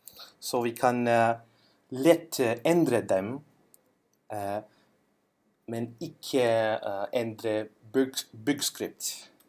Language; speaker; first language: Norwegian; non-native, learner; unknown